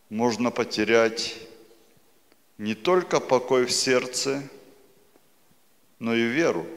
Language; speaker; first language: Polish; non-native, learner; Russian